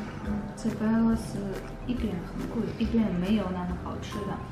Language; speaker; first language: Chinese; non-native, fluent; Russian